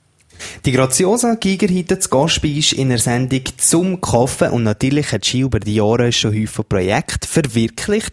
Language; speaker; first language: German; native; German